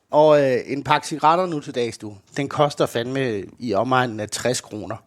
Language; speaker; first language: Danish; native; Danish